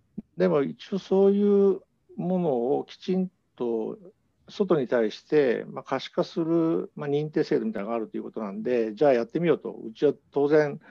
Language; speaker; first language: Japanese; native; Japanese